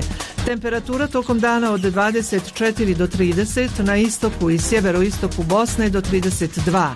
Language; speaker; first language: Croatian; native; Croatian